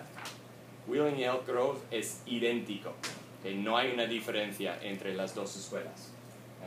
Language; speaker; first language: Spanish; non-native, fluent; English